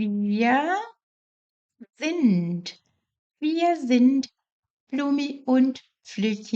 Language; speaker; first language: German; non-native, fluent; Portuguese